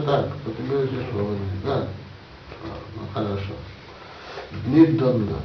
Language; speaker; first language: Russian; non-native, learner; Bangla